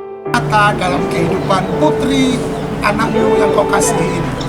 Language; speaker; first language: Indonesian; native; Indonesian